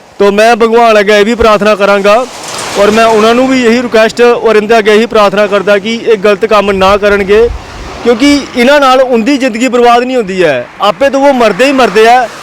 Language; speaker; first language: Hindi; non-native, local second language; Dogri